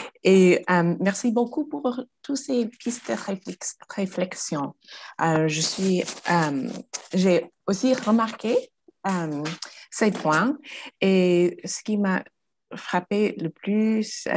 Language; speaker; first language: French; non-native, fluent; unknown